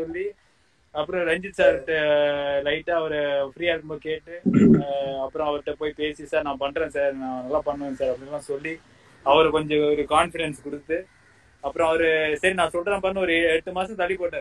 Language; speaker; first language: Tamil; native; Tamil